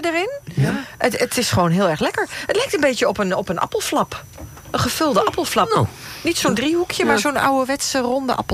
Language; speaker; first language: Dutch; native; Dutch